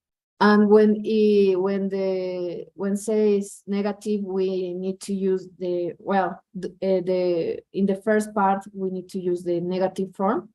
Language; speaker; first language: English; non-native, learner; Spanish